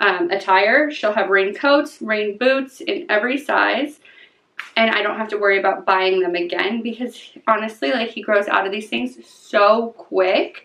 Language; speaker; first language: English; native; English